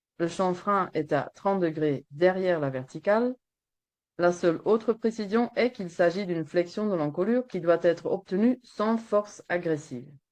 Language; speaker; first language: French; non-native, local second language; Dutch